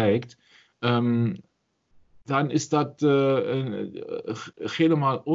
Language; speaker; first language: Dutch; non-native, learner; German